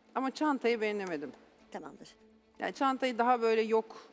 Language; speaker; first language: Turkish; native; Turkish